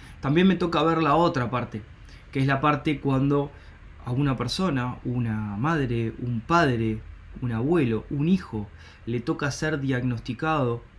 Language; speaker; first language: Spanish; native; Spanish